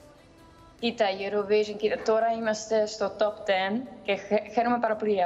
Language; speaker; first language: Greek; early bilingual, heritage; Greek